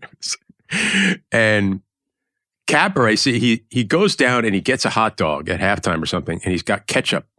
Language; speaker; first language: English; native; English